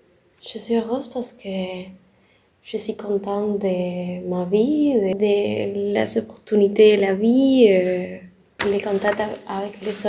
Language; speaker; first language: French; non-native, learner; Spanish